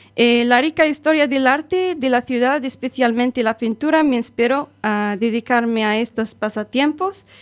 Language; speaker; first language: Spanish; non-native, learner; Arabic